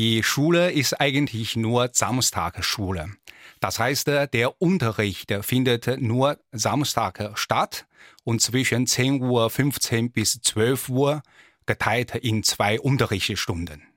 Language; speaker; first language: German; non-native, fluent; Chinese